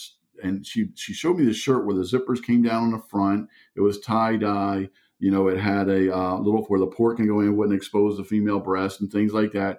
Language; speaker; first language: English; early bilingual, other home language; German